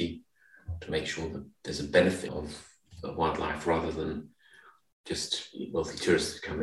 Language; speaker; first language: English; native; English